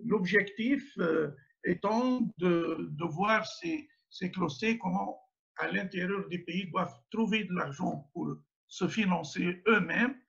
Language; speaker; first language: French; non-native, local second language; Arabic